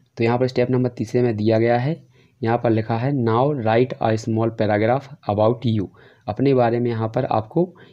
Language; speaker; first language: Hindi; native; Hindi